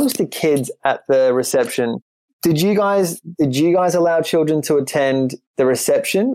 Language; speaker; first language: English; native; English